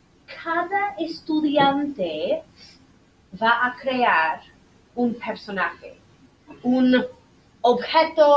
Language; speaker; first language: Spanish; non-native, fluent; English